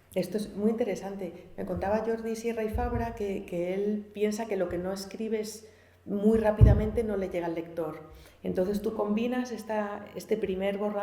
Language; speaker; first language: Spanish; native; Spanish